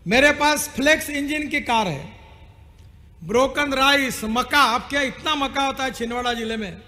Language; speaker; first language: Hindi; non-native, local second language; Marathi